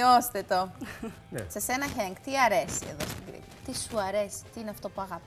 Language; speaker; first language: Greek; native; Greek